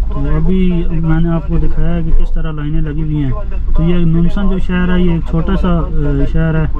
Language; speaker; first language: Urdu; non-native, local second language; Punjabi